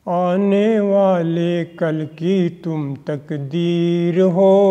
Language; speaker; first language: Hindi; native; Hindi